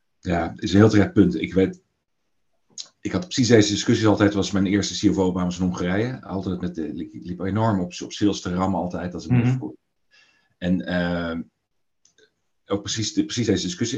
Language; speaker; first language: Dutch; native; Dutch